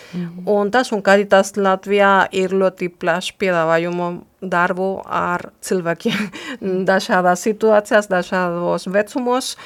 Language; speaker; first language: Latvian; non-native, fluent; Spanish